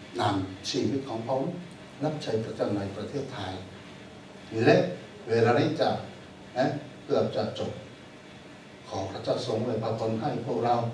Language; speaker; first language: Thai; non-native, fluent; Korean